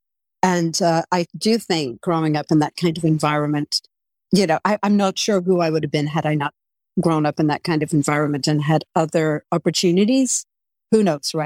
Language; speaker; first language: English; native; English